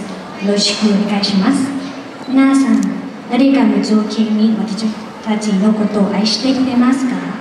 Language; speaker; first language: Japanese; non-native, learner; Thai